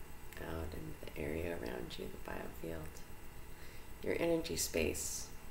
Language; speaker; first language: English; native; English